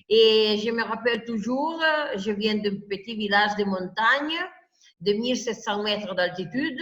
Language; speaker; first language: French; non-native, fluent; Italian